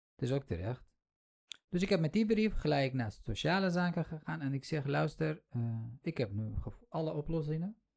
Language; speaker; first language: Dutch; non-native, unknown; Kurdish